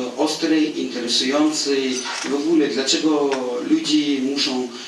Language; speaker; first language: Polish; non-native, fluent; Russian